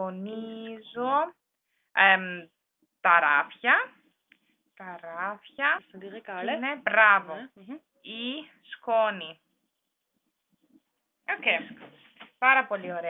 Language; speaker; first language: Greek; non-native, learner; German